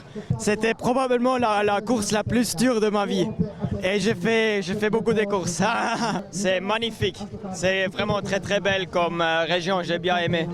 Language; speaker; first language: French; non-native, local second language; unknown